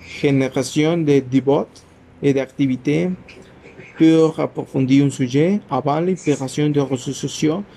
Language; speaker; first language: French; non-native, learner; Spanish